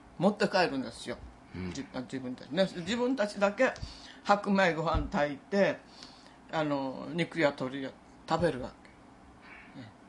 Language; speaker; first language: Japanese; native; Japanese